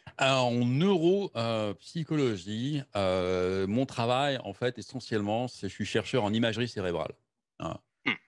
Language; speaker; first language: French; native; French